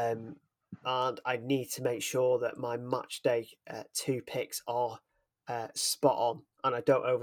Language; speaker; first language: English; native; English